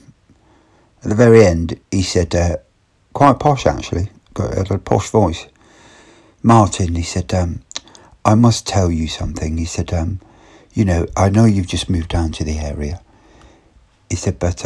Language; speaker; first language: English; native; English